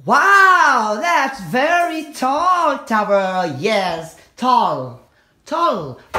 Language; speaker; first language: English; non-native, fluent; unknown